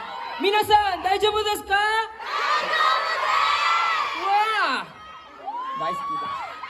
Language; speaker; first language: Japanese; non-native, learner; Filipino